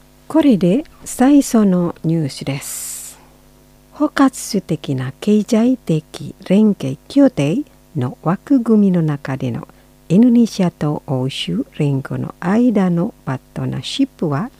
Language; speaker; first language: Japanese; non-native, fluent; Indonesian